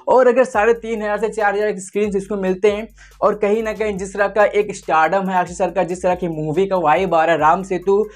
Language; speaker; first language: Hindi; native; Hindi